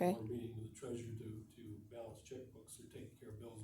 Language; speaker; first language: English; native; English